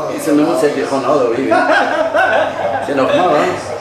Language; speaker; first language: French; non-native, learner; Portuguese